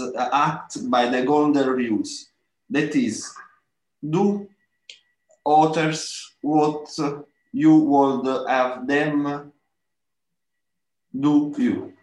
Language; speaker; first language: English; non-native, learner; Italian